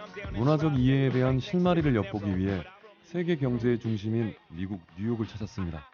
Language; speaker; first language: Korean; native; Korean